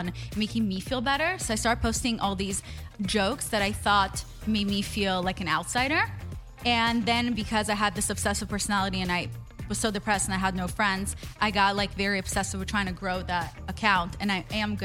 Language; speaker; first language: English; non-native, fluent; Hebrew